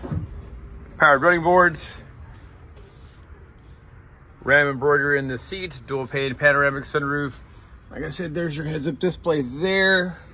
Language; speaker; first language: English; native; English